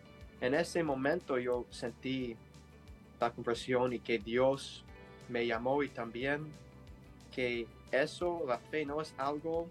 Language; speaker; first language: Spanish; non-native, learner; English